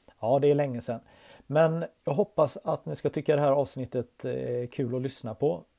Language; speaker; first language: Swedish; native; Swedish